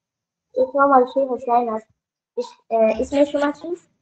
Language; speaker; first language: Persian; non-native, learner; Urdu